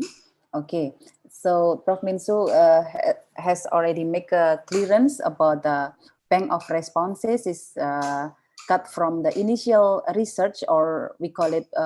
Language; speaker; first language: English; non-native, fluent; Indonesian